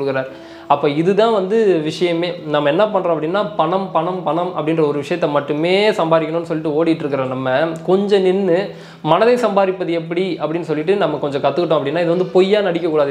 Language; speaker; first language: Tamil; native; Tamil